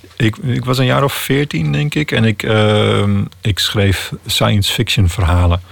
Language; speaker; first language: Dutch; native; Dutch